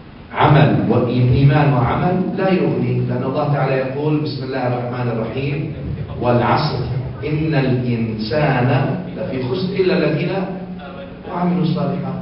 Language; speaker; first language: Arabic; native; Arabic